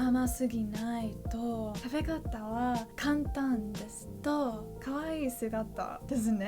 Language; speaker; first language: Japanese; non-native, learner; English